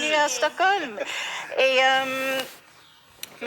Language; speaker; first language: French; non-native, learner; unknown